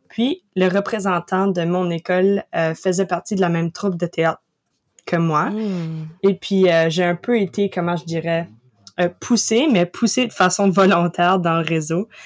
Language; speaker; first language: French; native; French